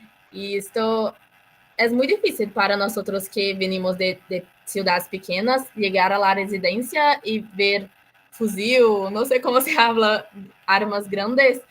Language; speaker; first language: Spanish; non-native, learner; Portuguese